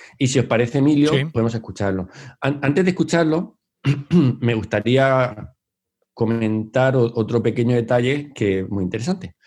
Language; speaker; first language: Spanish; native; Spanish